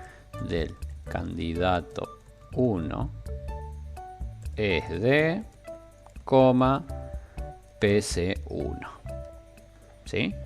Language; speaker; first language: Spanish; native; Spanish